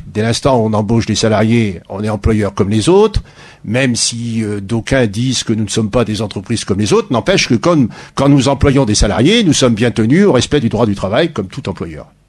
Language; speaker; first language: French; native; French